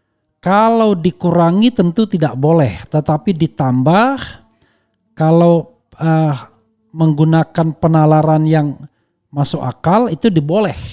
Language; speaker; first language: Indonesian; native; Indonesian